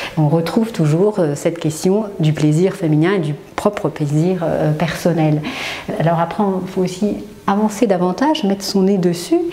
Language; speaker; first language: French; native; French